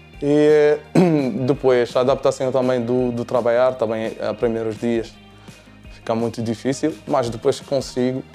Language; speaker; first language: Portuguese; non-native, learner; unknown